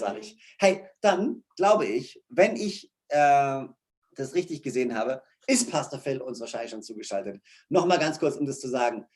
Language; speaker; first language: German; native; German